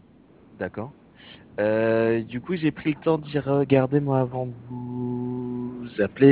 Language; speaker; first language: French; native; French